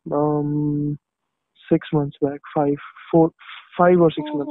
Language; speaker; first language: English; non-native, local second language; Hindi